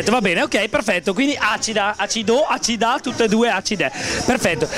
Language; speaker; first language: Italian; native; Italian